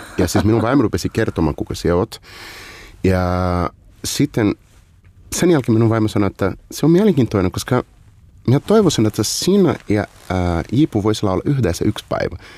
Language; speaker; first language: Finnish; non-native, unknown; Portuguese